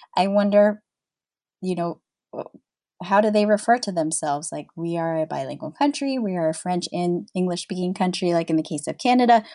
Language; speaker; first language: English; native; English